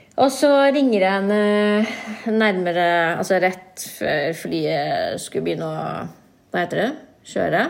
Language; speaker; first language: Norwegian; early bilingual, other home language; Turkish